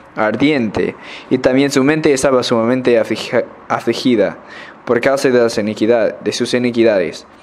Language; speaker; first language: Spanish; non-native, learner; English